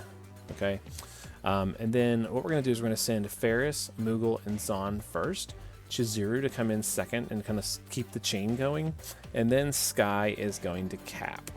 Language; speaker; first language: English; native; English